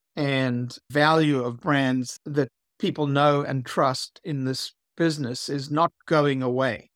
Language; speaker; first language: English; native; English